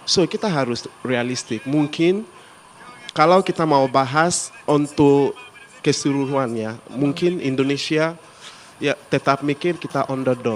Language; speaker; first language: Indonesian; non-native, fluent; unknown